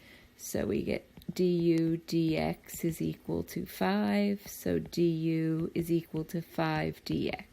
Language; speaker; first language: English; native; English